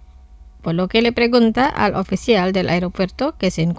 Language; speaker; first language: Spanish; non-native, fluent; Indonesian